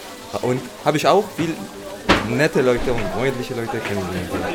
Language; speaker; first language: German; non-native, learner; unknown